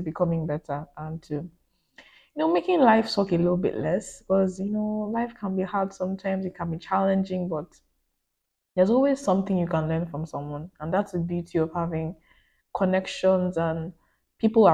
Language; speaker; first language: English; non-native, local second language; Igbo